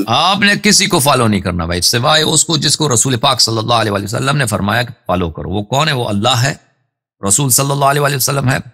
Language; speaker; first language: Urdu; non-native, fluent; Persian